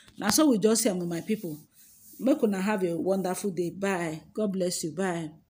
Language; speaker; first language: Nigerian Pidgin; non-native, local second language; Yoruba